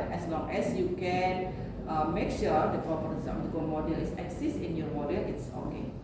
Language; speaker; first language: English; non-native, learner; Indonesian